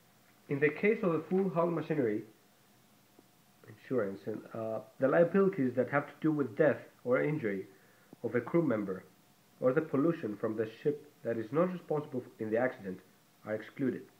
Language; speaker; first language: English; non-native, fluent; Greek